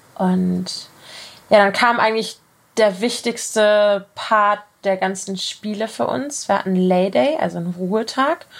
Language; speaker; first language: German; native; German